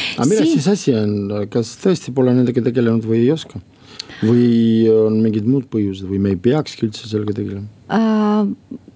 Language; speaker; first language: Estonian; non-native, local second language; Russian